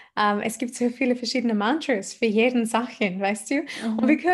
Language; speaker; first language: German; non-native, fluent; English